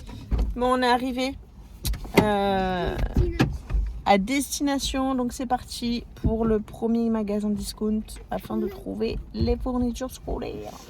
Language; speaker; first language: French; native; French